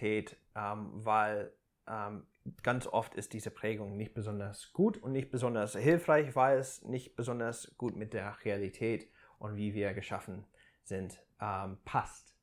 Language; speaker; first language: German; non-native, fluent; English